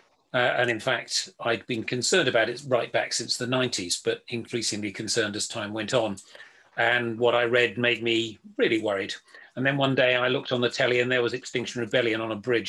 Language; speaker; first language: English; native; English